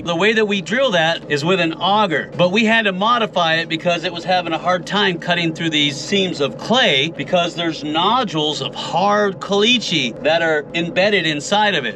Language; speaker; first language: English; native; English